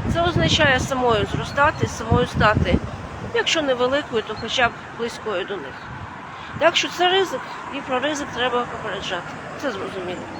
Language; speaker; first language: Ukrainian; non-native, fluent; Latvian